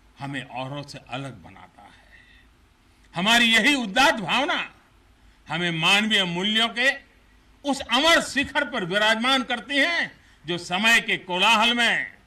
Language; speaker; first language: Hindi; non-native, local second language; Gujarati